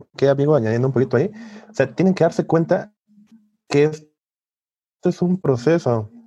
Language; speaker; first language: Spanish; native; Spanish